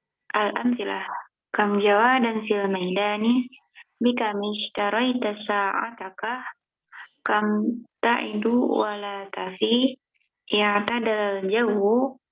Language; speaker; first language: Arabic; non-native, learner; Indonesian